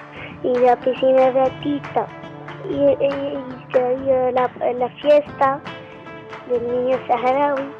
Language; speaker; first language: Spanish; non-native, learner; Arabic